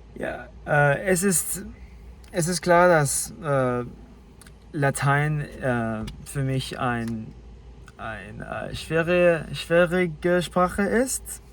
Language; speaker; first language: German; non-native, learner; English